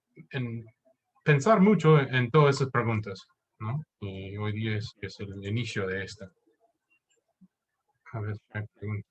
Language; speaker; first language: Spanish; non-native, fluent; English